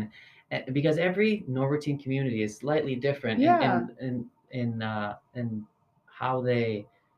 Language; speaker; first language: English; native; English